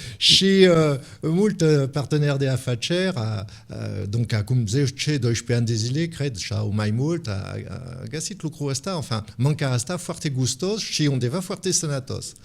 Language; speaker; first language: Romanian; non-native, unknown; French